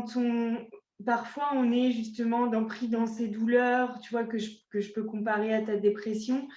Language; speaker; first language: French; native; French